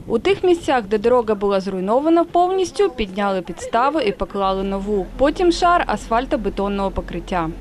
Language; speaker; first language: Ukrainian; native; Ukrainian